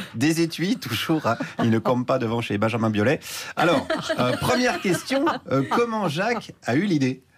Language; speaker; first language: French; native; French